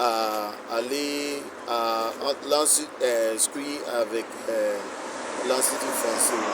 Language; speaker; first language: French; non-native, learner; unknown